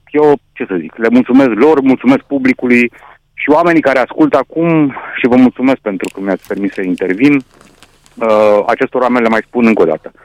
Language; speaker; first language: Romanian; non-native, local second language; Hungarian